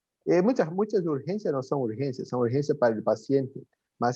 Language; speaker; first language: Spanish; non-native, fluent; Portuguese